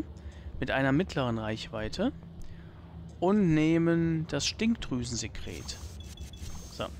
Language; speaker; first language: German; native; German